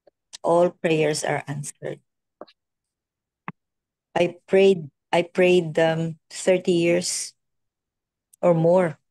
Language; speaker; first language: English; non-native, local second language; Filipino